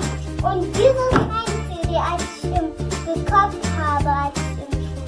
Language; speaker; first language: German; early bilingual, other home language; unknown